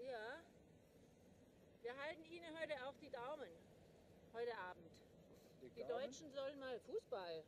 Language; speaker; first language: German; native; German